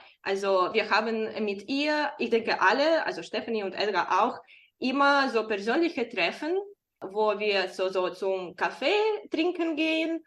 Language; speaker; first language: German; non-native, fluent; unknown